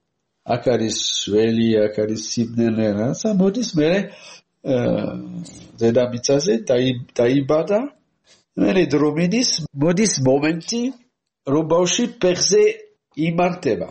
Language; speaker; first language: Georgian; non-native, learner; French